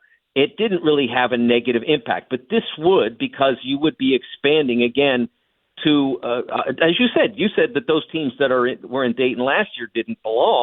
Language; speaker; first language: English; native; English